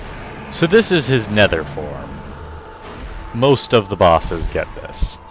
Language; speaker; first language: English; native; English